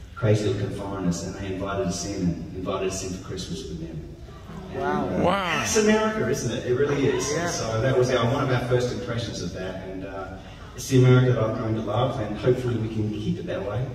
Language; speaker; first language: English; native; English